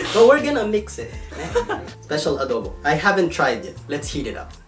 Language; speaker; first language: English; non-native, local second language; Filipino